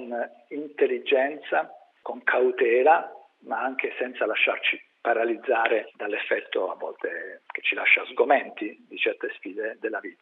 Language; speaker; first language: Italian; native; Italian